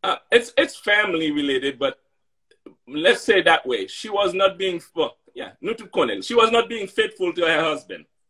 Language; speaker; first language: English; non-native, fluent; Haitian Creole